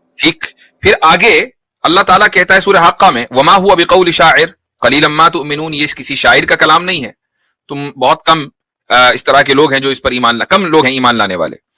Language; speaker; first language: Urdu; native; Urdu